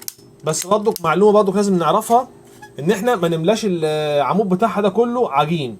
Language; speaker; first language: Arabic; native; Arabic